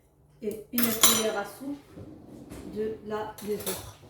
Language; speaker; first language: French; non-native, local second language; Arabic